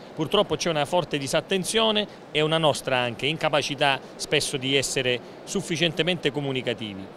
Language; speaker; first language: Italian; native; Italian